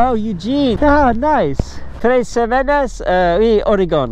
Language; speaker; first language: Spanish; non-native, learner; English